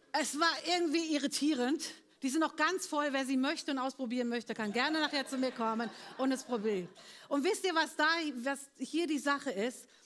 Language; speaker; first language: German; early bilingual, other home language; Italian